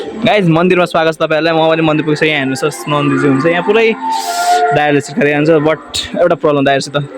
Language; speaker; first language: Nepali; non-native, local second language; Rana Tharu